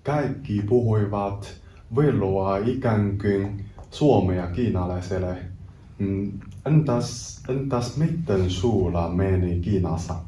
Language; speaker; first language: Finnish; non-native, fluent; Chinese